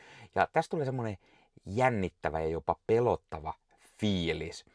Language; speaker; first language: Finnish; native; Finnish